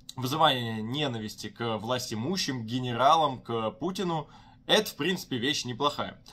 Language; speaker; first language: Russian; native; Russian